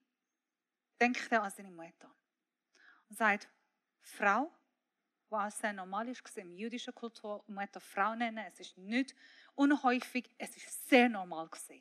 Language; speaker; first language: German; non-native, fluent; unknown